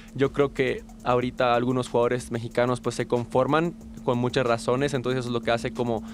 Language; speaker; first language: Spanish; native; Spanish